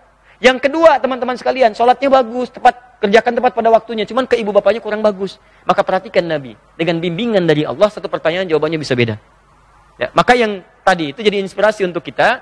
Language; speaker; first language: Indonesian; native; Indonesian